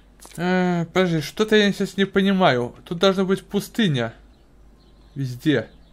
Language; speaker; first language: Russian; native; Russian